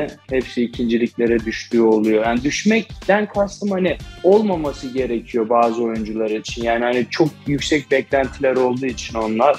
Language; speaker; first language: Turkish; native; Turkish